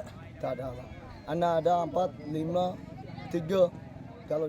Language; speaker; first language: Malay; non-native, learner; Rohingya